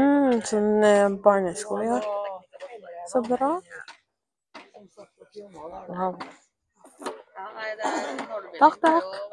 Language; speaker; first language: Norwegian; non-native, learner; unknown